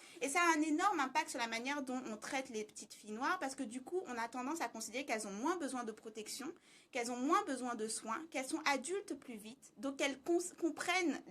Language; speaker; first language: French; native; French